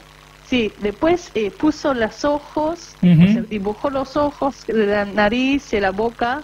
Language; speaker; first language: Spanish; non-native, fluent; Japanese